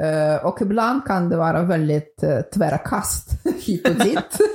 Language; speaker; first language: Swedish; non-native, fluent; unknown